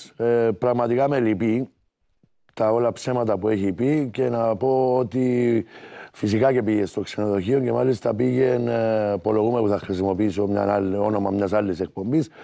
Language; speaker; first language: Greek; native; Greek